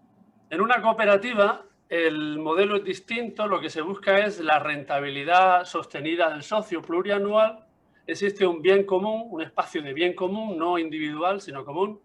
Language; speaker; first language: Spanish; native; Spanish